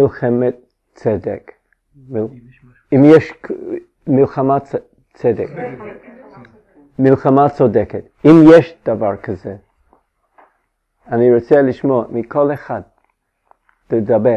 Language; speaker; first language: Hebrew; non-native, fluent; English